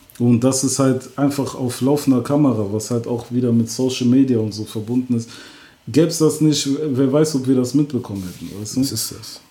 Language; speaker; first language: German; early bilingual, other home language; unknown